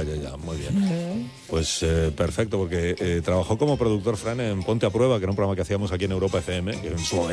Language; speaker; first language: Spanish; native; Spanish